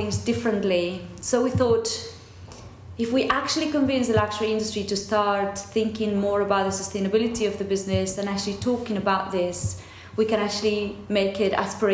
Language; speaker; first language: English; non-native, fluent; Spanish